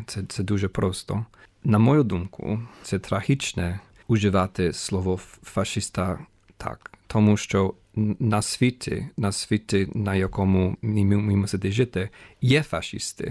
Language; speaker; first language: Ukrainian; non-native, fluent; English